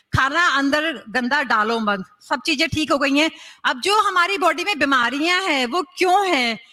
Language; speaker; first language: Hindi; native; Hindi